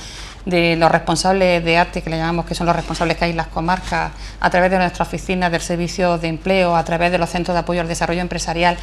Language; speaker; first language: Spanish; native; Spanish